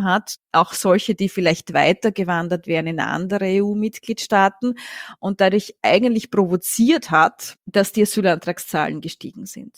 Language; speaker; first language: German; native; German